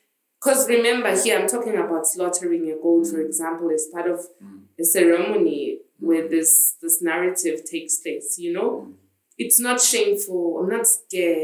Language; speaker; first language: English; non-native, local second language; Zulu